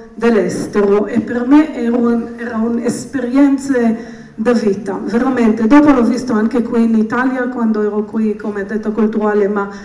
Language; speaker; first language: Italian; non-native, fluent; Hebrew